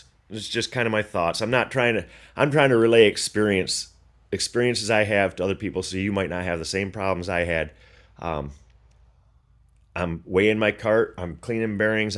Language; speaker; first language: English; native; English